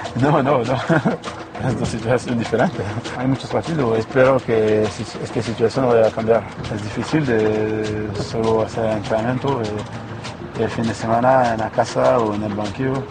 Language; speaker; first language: Spanish; non-native, learner; French